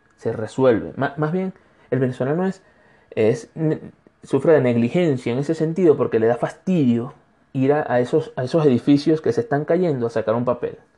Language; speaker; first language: Spanish; native; Spanish